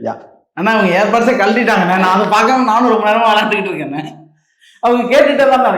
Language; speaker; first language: Tamil; native; Tamil